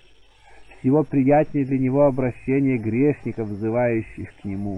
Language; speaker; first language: Russian; native; Russian